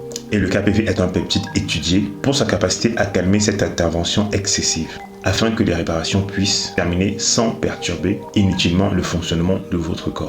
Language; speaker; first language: French; native; French